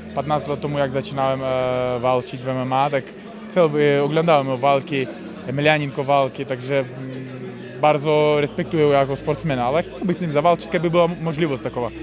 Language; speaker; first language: Polish; non-native, learner; Uzbek